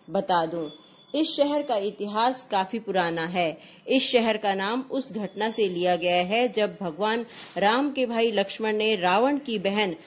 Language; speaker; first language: Hindi; non-native, local second language; Marathi